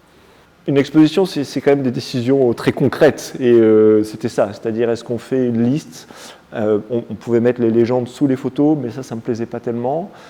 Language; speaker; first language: French; native; French